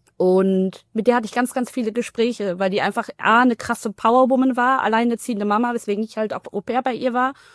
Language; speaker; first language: German; early bilingual, other home language; Tamil